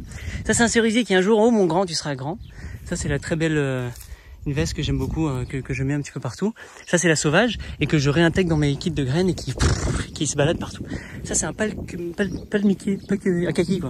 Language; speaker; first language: French; native; French